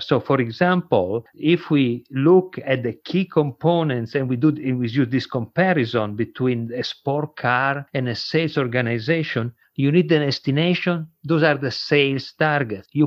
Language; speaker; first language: English; non-native, fluent; Italian